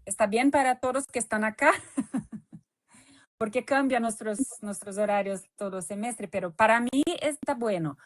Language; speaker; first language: Spanish; non-native, fluent; Portuguese